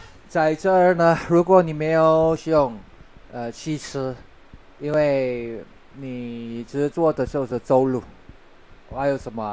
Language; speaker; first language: Chinese; non-native, learner; Filipino